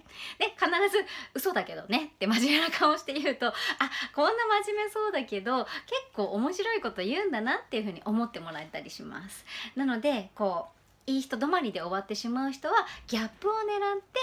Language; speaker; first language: Japanese; native; Japanese